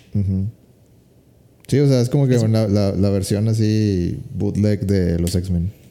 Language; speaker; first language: Spanish; native; Spanish